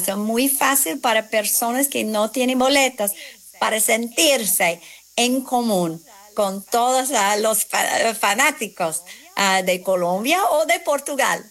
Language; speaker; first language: Spanish; non-native, fluent; English